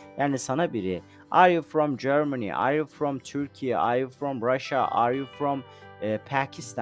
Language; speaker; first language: English; non-native, fluent; Turkish